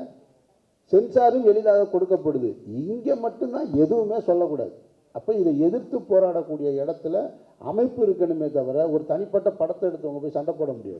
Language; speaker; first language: Tamil; native; Tamil